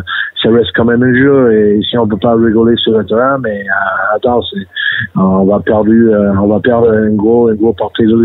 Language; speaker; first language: French; non-native, fluent; English